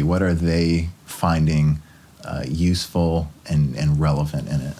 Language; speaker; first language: English; native; English